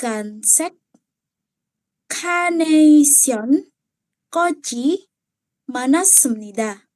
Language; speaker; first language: Korean; non-native, learner; Indonesian